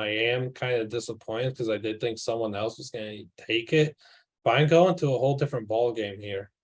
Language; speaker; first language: English; native; English